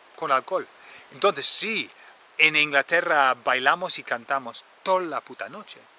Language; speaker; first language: Spanish; non-native, fluent; English